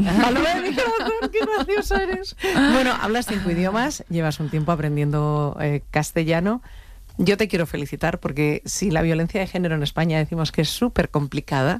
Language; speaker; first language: Spanish; native; Spanish